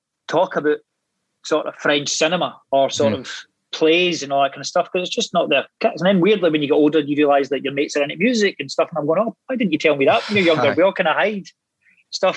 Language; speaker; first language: English; native; English